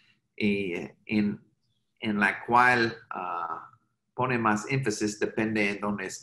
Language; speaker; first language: Spanish; non-native, fluent; English